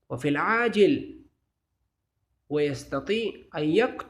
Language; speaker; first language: Arabic; non-native, fluent; Urdu